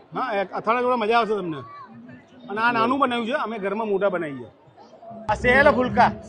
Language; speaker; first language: Gujarati; non-native, local second language; Sindhi